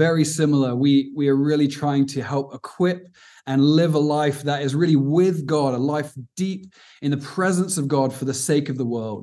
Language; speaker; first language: English; native; English